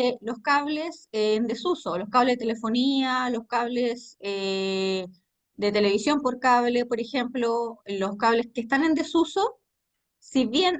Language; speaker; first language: Spanish; native; Spanish